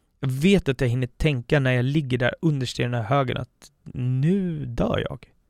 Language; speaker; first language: Swedish; native; Swedish